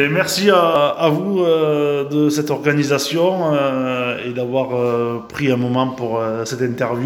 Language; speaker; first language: French; native; French